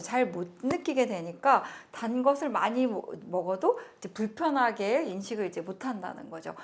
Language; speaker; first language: Korean; native; Korean